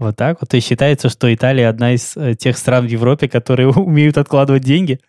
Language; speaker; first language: Russian; native; Russian